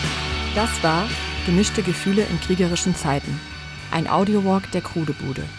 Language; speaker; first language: German; native; German